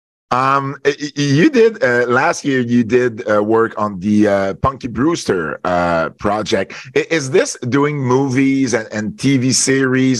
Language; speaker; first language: English; non-native, fluent; French